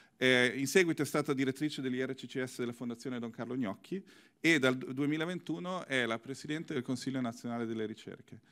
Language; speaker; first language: Italian; native; Italian